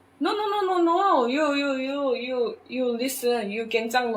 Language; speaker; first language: English; non-native, learner; Korean